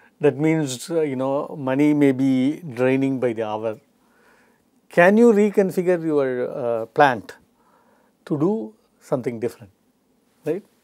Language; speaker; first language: English; non-native, local second language; Tamil